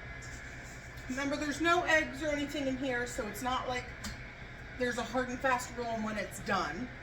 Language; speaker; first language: English; native; English